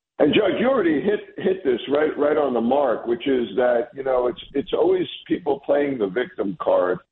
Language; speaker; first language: English; native; English